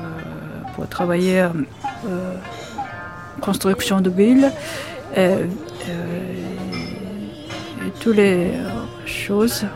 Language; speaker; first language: French; non-native, learner; Japanese